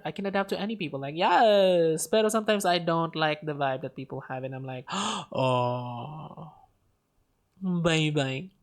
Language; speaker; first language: English; non-native, local second language; Filipino